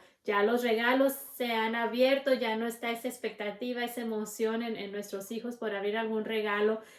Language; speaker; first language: Spanish; native; Spanish